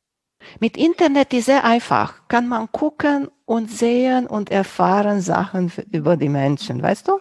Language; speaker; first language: German; non-native, local second language; Romanian